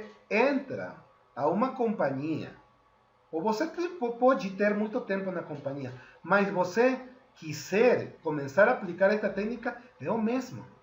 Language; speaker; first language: Portuguese; non-native, fluent; Spanish